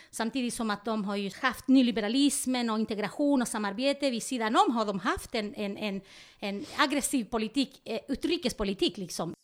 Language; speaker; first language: Swedish; non-native, fluent; Spanish